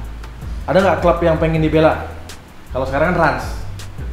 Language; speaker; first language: Indonesian; native; Indonesian